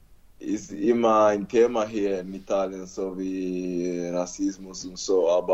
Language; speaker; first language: German; non-native, learner; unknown